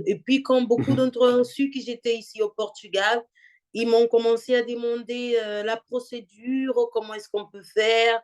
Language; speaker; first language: French; non-native, fluent; Portuguese